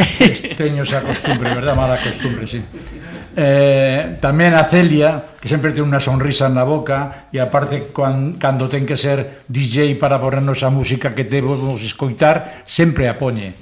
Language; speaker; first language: Galician; non-native, local second language; Spanish